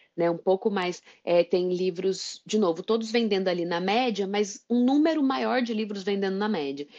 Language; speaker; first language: Portuguese; native; Portuguese